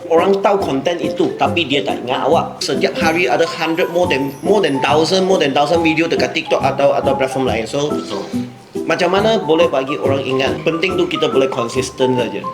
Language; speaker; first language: Malay; non-native, local second language; Chinese